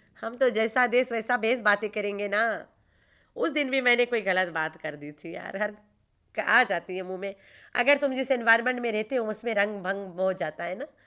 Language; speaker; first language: Urdu; non-native, local second language; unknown